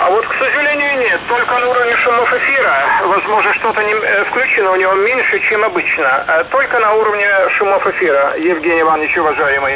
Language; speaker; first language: Russian; native; Russian